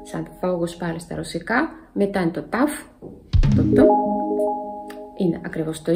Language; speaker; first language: Greek; non-native, fluent; Russian